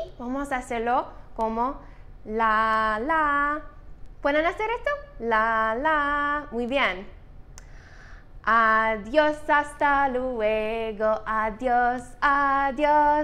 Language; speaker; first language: Spanish; non-native, fluent; English